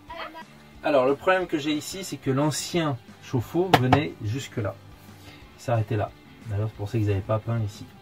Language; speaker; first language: French; native; French